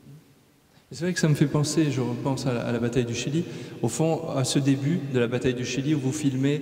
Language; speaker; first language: French; native; French